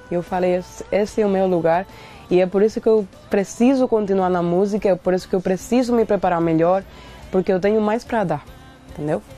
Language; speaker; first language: Portuguese; non-native, fluent; Spanish